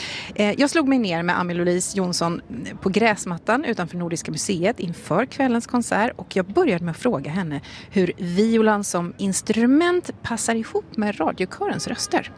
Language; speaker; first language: Swedish; native; Swedish